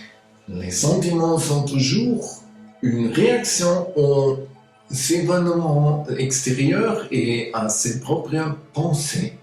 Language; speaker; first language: French; non-native, fluent; German